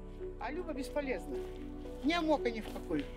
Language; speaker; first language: Russian; non-native, local second language; Lithuanian